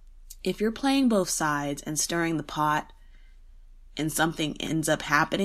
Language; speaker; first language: English; native; English